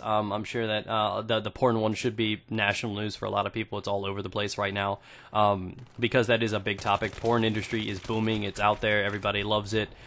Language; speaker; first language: English; native; English